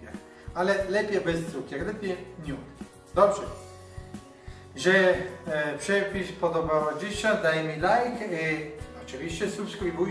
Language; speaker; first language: Polish; non-native, learner; Italian